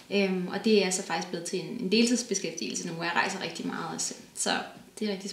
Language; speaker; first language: Danish; native; Danish